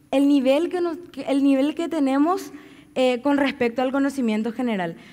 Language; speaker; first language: Spanish; native; Spanish